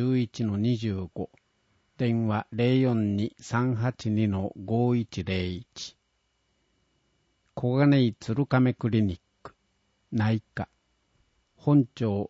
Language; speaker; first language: Japanese; native; Japanese